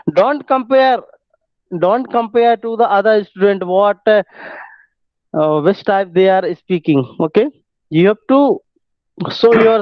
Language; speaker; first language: English; non-native, local second language; Hindi